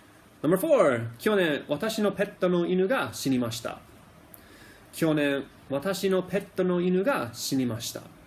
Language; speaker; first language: Japanese; non-native, fluent; English